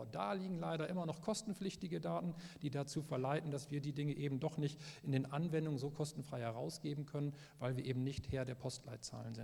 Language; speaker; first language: German; native; German